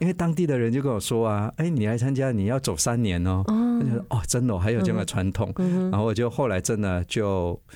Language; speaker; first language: Chinese; native; Chinese